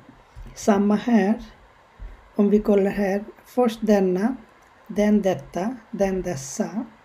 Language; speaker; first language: Swedish; non-native, learner; Bangla